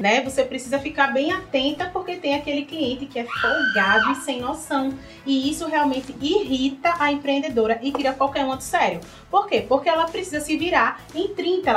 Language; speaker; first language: Portuguese; native; Portuguese